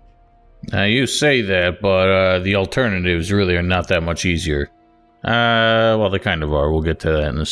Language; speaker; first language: English; native; English